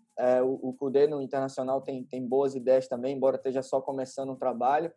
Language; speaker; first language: Portuguese; native; Portuguese